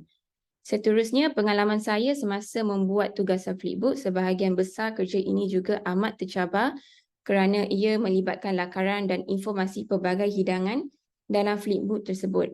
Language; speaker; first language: Malay; native; Malay